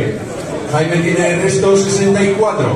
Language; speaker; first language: Spanish; native; Spanish